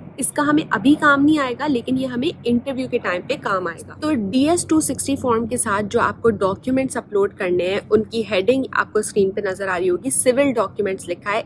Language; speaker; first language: Urdu; native; Urdu